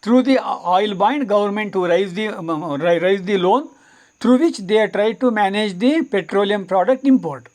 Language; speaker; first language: English; non-native, local second language; Kannada